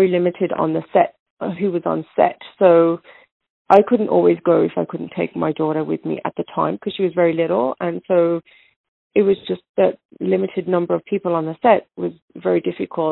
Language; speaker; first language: English; native; English